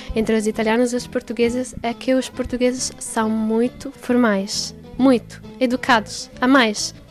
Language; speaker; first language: Portuguese; non-native, learner; Italian